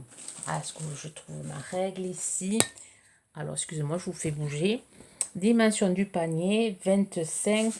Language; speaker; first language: French; native; French